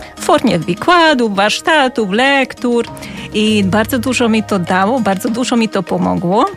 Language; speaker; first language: Polish; non-native, fluent; Hungarian